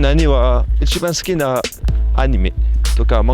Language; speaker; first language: Japanese; non-native, learner; French